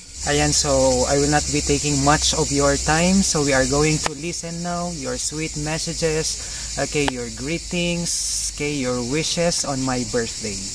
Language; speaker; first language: English; non-native, local second language; Filipino